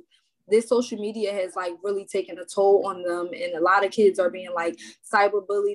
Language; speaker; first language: English; native; English